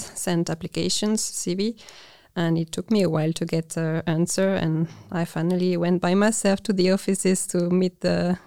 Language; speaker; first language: English; non-native, fluent; French